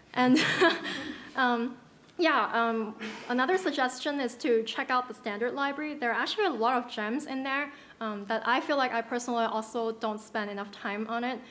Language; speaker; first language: English; non-native, local second language; Cantonese